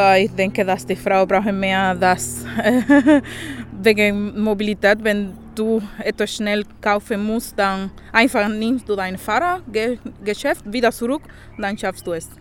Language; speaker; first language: German; non-native, learner; Spanish